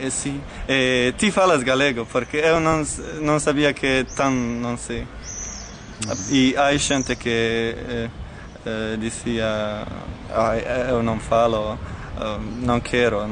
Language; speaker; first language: Galician; non-native, learner; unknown